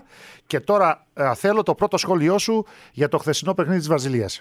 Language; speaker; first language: Greek; native; Greek